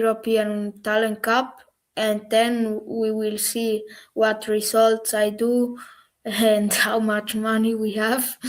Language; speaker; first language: English; non-native, learner; German